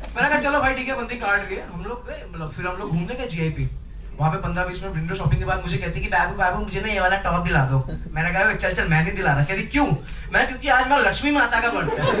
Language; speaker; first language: Hindi; non-native, local second language; Bangla